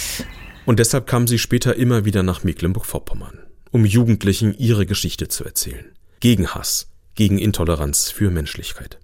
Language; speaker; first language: German; native; German